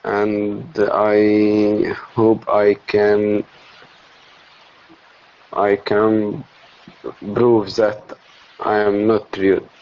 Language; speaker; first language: English; non-native, learner; Arabic